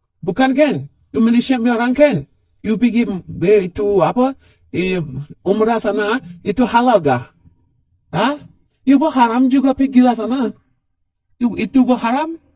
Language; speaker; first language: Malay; non-native, learner; Rohingya